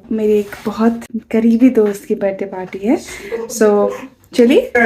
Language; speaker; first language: Hindi; non-native, local second language; Odia